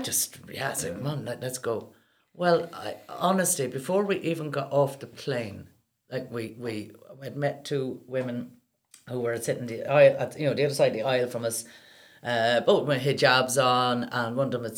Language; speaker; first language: English; native; English